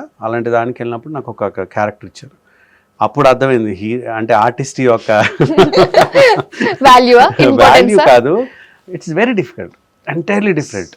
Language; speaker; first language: Telugu; native; Telugu